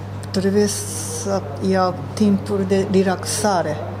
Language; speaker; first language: Romanian; non-native, learner; Japanese